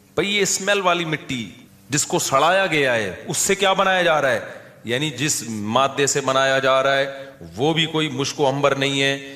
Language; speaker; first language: Urdu; native; Urdu